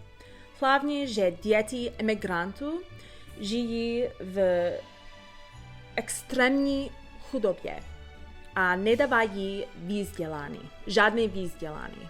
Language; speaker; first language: Czech; non-native, learner; English